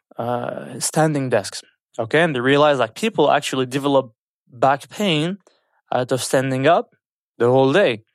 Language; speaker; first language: English; non-native, fluent; French